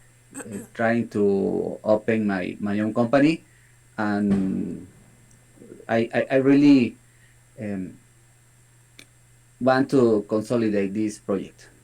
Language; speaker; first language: English; non-native, learner; Spanish